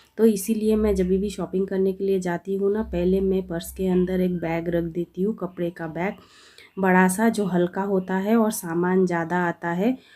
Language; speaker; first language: Hindi; non-native, local second language; Bangla